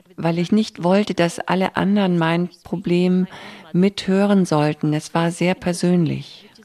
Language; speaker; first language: German; native; German